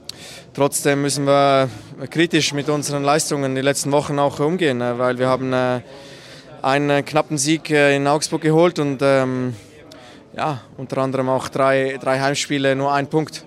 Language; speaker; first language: German; native; German